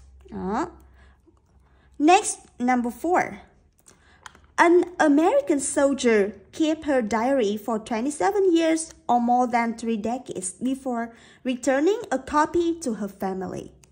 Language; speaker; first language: English; non-native, fluent; Vietnamese